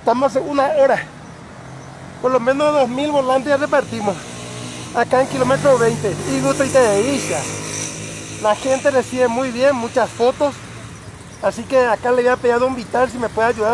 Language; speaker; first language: Spanish; native; Spanish